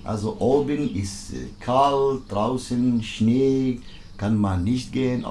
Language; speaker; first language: German; non-native, learner; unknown